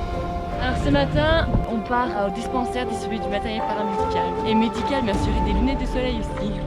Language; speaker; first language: French; native; French